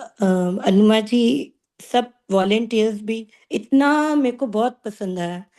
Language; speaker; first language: Hindi; non-native, local second language; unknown